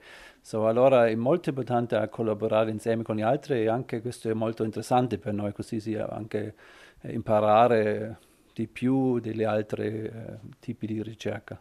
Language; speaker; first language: Italian; non-native, learner; German